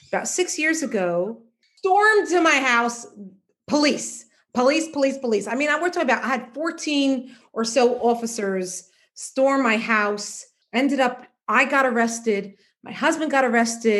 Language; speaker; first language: English; native; English